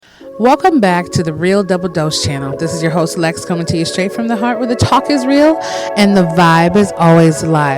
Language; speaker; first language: English; native; English